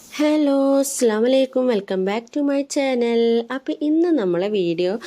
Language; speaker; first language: Malayalam; native; Malayalam